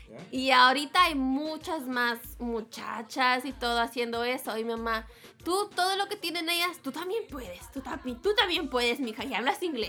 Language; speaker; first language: Spanish; early bilingual, heritage; Spanish